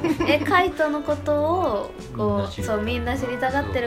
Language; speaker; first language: Japanese; native; Japanese